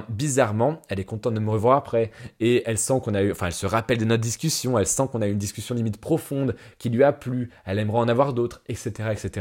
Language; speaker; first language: French; native; French